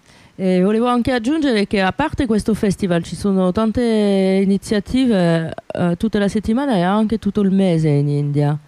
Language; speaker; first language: Italian; non-native, fluent; French